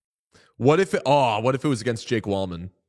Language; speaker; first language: English; native; English